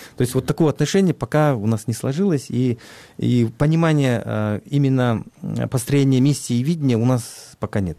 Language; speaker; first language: Russian; non-native, local second language; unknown